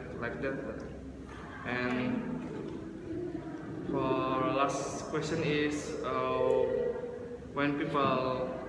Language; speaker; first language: English; non-native, learner; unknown